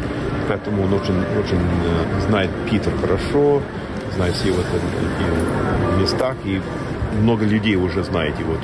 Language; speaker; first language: Russian; non-native, fluent; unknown